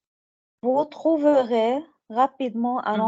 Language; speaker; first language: French; non-native, learner; Arabic